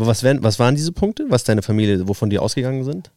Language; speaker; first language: German; native; German